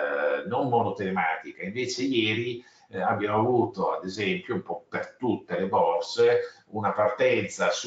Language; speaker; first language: Italian; native; Italian